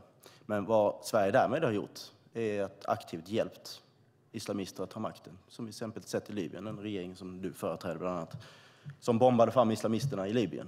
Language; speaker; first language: Swedish; native; Swedish